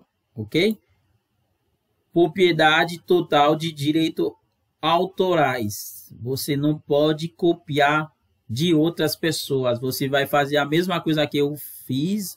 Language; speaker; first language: Portuguese; non-native, fluent; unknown